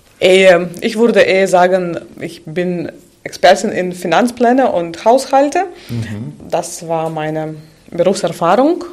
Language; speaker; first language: German; non-native, fluent; Russian